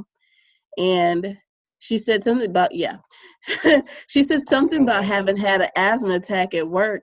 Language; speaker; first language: English; native; English